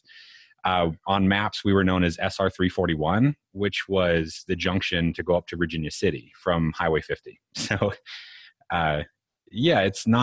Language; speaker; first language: English; native; English